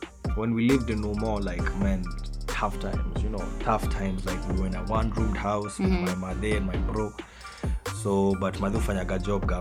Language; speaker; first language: English; non-native, local second language; Swahili